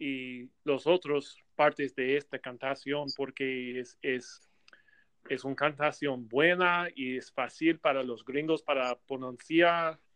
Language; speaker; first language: Spanish; non-native, learner; English